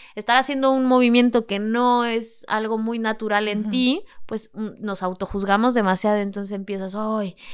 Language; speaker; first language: Spanish; native; Spanish